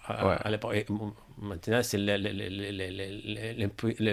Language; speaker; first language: French; non-native, learner; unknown